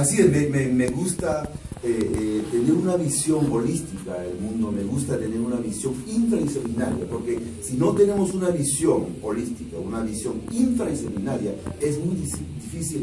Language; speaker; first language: Spanish; non-native, local second language; Shipibo-Conibo